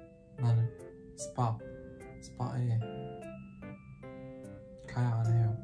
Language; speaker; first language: Korean; non-native, learner; Polish